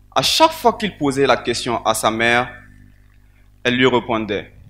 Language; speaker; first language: French; non-native, local second language; Mossi